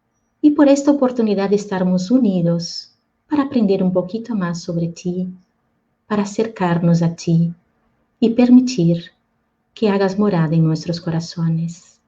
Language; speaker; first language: Spanish; native; Spanish